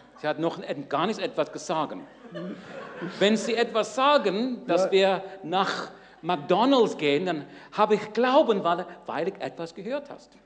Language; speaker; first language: German; non-native, learner; English